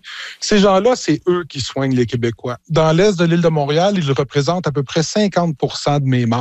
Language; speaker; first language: French; native; French